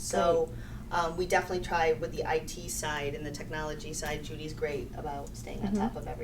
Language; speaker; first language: English; native; English